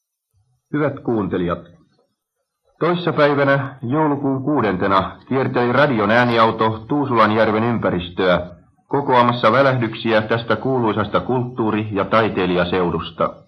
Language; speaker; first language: Finnish; native; Finnish